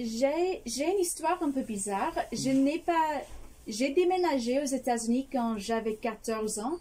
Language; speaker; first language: French; non-native, fluent; English